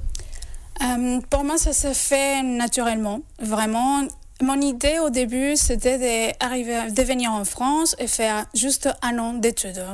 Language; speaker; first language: French; non-native, fluent; Spanish